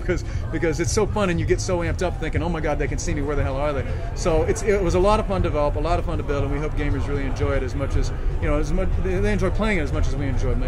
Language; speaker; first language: English; native; English